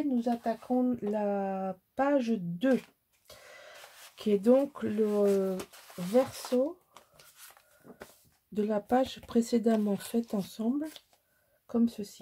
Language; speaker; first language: French; native; French